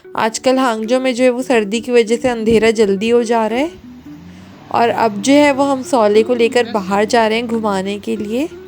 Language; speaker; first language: Urdu; native; Urdu